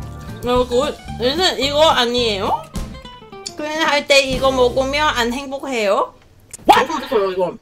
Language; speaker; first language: Korean; non-native, learner; Cantonese